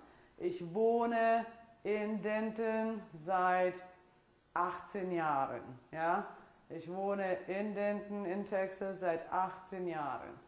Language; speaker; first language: German; non-native, fluent; Italian